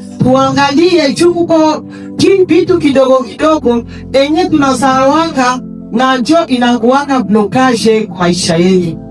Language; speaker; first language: Swahili; native; Swahili